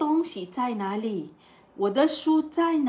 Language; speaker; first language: Chinese; non-native, local second language; Malay